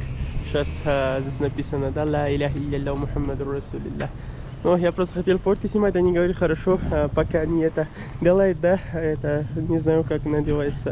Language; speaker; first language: Russian; non-native, learner; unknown